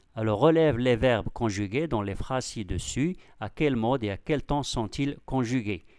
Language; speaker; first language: French; non-native, local second language; Arabic